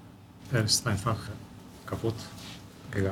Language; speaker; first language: German; non-native, local second language; Romanian